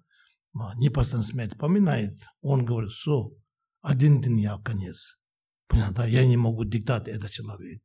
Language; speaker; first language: Russian; non-native, learner; Tibetan